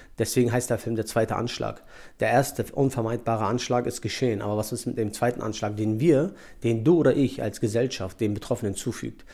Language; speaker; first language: German; early bilingual, other home language; Turkish